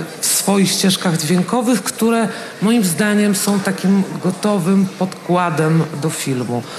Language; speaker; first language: Polish; native; Polish